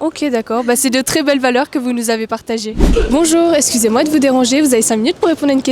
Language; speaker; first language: French; native; French